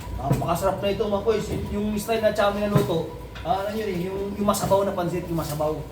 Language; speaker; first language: Filipino; non-native, local second language; Cebuano